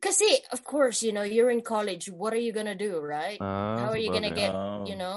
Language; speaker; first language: English; non-native, local second language; Filipino